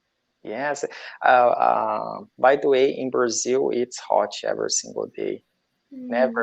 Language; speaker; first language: English; non-native, learner; Portuguese